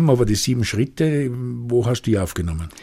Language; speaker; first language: German; native; German